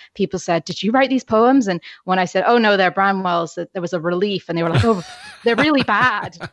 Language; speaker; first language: English; native; English